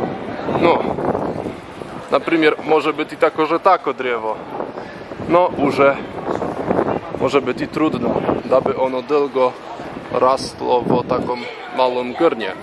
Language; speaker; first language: Polish; non-native, learner; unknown